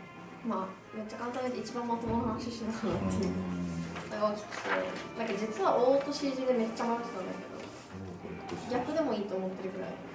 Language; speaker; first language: Japanese; native; Japanese